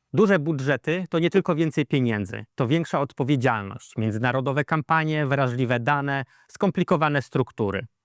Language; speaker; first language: Polish; native; Polish